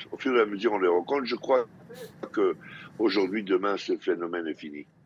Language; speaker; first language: French; non-native, fluent; Hebrew